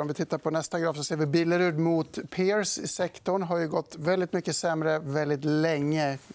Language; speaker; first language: Swedish; native; Swedish